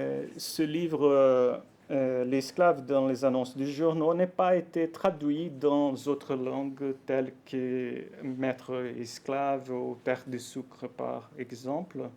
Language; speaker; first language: French; non-native, fluent; Portuguese